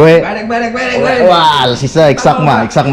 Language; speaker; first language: French; non-native, learner; Filipino